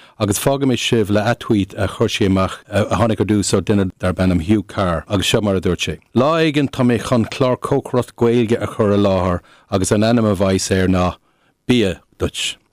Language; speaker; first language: Irish; native; Irish